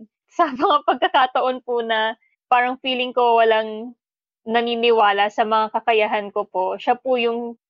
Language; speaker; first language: English; non-native, local second language; Filipino